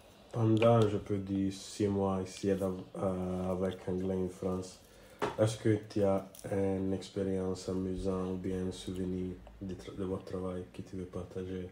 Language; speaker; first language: French; non-native, learner; English